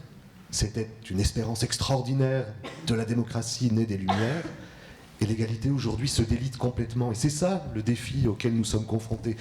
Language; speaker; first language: French; native; French